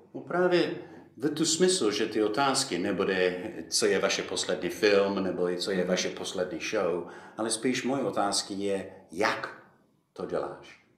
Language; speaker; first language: Czech; non-native, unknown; English